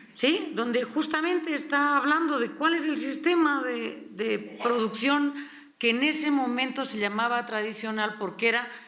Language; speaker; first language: Spanish; native; Spanish